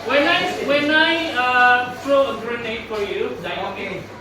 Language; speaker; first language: English; non-native, fluent; Indonesian